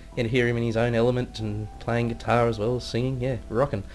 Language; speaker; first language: English; native; English